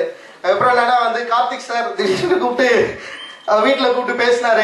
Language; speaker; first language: Tamil; native; Tamil